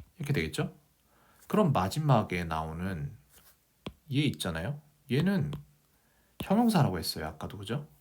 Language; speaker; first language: Korean; native; Korean